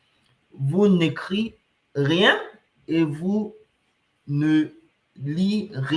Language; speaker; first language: French; non-native, fluent; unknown